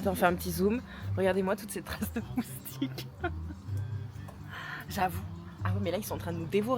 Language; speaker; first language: French; native; French